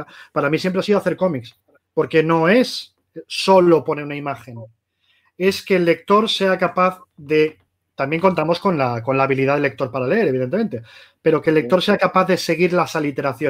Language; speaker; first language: Spanish; native; Spanish